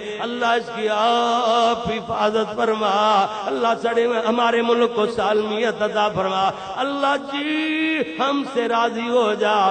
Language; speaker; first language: Urdu; non-native, local second language; Punjabi